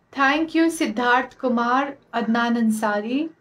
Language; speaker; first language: Hindi; native; Hindi